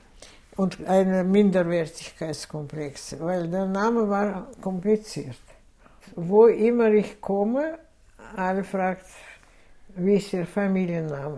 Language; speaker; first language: German; non-native, fluent; Russian